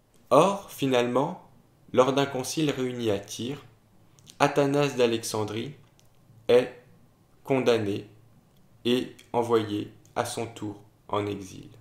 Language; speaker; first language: French; native; French